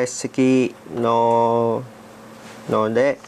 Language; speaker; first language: Japanese; non-native, learner; Vietnamese